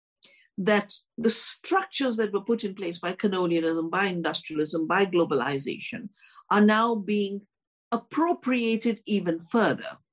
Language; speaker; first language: English; non-native, local second language; Hindi